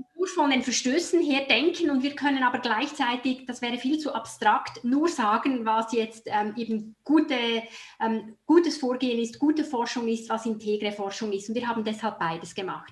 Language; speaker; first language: German; native; German